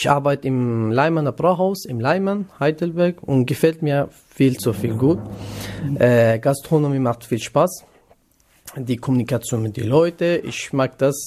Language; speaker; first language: German; non-native, learner; Kurdish